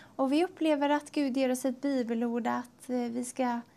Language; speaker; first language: Swedish; native; Swedish